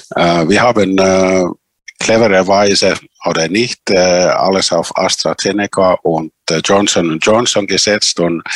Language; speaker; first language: German; non-native, fluent; Finnish